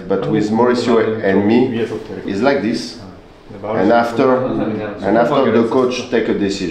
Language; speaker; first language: English; non-native, fluent; French